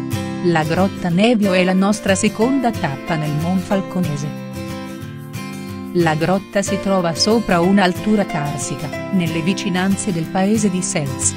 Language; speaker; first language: Italian; native; Italian